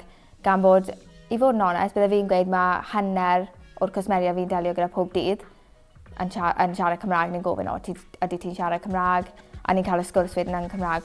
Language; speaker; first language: Welsh; native; Welsh